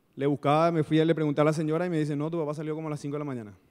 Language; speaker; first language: Spanish; native; Spanish